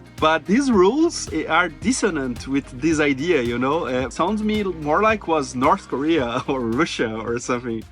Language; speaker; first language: English; non-native, fluent; Portuguese